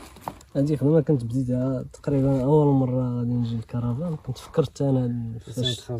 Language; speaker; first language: Arabic; native; Arabic